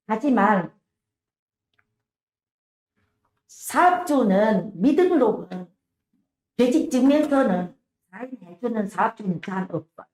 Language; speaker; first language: Korean; non-native, learner; Vietnamese